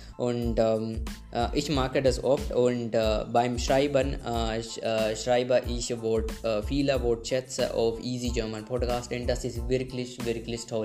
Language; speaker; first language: German; non-native, learner; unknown